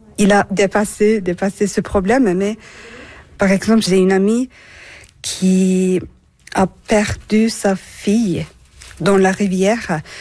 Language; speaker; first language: French; non-native, learner; Turkish